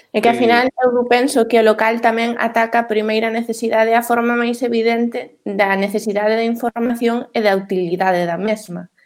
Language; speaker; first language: Galician; native; Galician